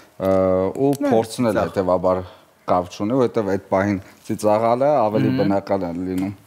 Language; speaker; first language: Armenian; native; Armenian